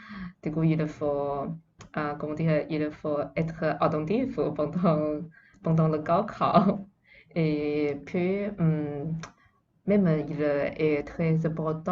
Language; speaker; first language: French; non-native, fluent; Chinese